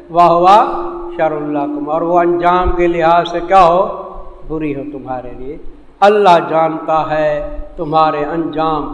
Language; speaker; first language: Urdu; non-native, local second language; Saraiki